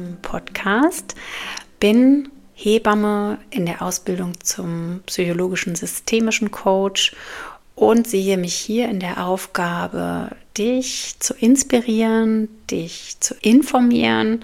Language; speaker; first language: German; native; German